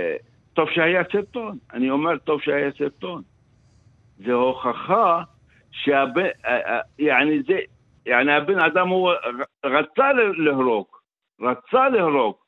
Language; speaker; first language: Hebrew; non-native, local second language; Arabic